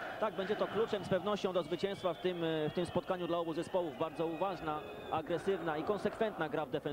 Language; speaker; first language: Polish; native; Polish